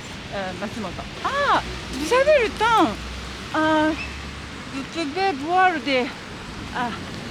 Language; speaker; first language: French; non-native, learner; Japanese